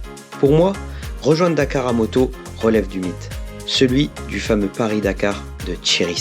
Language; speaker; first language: French; native; French